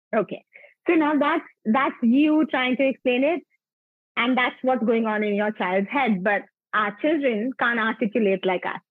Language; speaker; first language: English; non-native, local second language; Punjabi